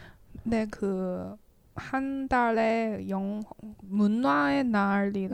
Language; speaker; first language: Korean; non-native, learner; Chinese